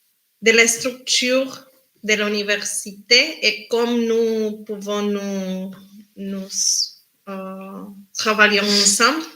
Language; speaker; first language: French; non-native, learner; Spanish